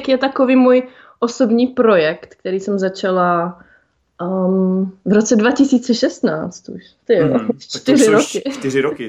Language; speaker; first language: Czech; native; Czech